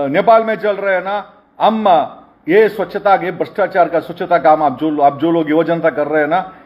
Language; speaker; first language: Hindi; non-native, local second language; Kannada